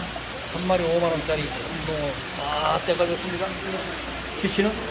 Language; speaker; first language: Korean; native; Korean